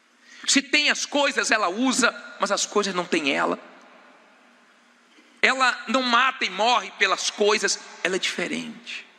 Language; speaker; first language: Portuguese; native; Portuguese